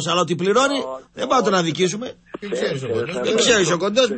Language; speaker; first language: Greek; native; Greek